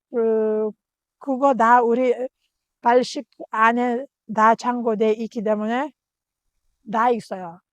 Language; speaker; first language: Korean; non-native, learner; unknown